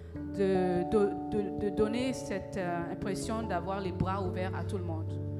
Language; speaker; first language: French; early bilingual, other home language; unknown